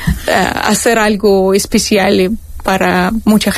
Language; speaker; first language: Spanish; non-native, fluent; Russian